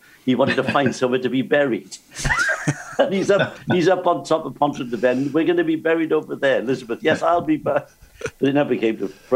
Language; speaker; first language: English; native; English